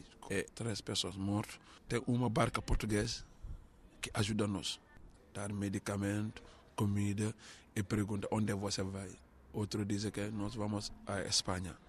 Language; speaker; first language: Portuguese; non-native, learner; Arabic